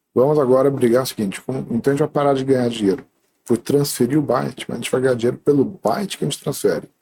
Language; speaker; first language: Portuguese; native; Portuguese